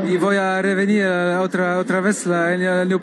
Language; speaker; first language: Spanish; non-native, learner; French